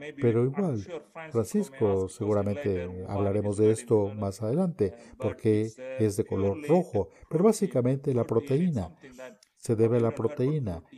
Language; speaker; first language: Spanish; non-native, fluent; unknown